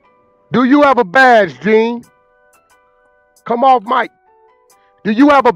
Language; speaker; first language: English; native; English